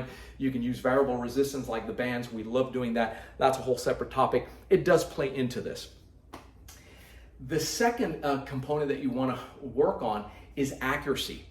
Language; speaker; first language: English; native; English